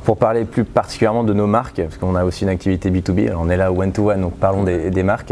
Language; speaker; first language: French; native; French